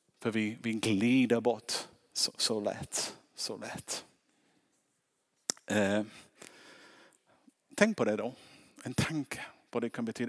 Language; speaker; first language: Swedish; non-native, fluent; English